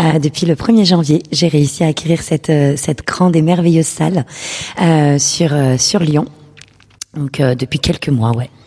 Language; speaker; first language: French; early bilingual, other home language; Urdu